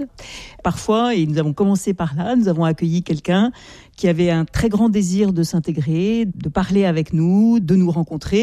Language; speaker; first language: French; native; French